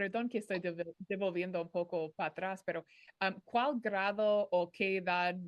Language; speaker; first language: Spanish; non-native, fluent; English